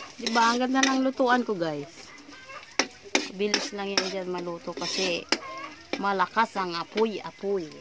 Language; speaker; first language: Filipino; non-native, local second language; Bikol